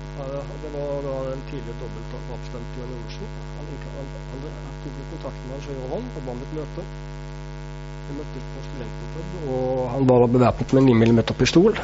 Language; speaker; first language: Norwegian; native; Norwegian